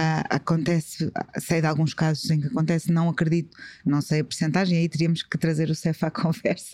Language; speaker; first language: Portuguese; native; Portuguese